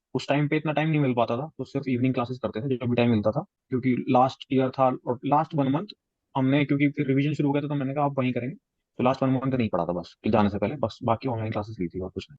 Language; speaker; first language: Hindi; native; Hindi